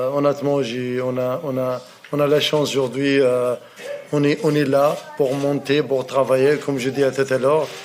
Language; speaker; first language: French; non-native, learner; Arabic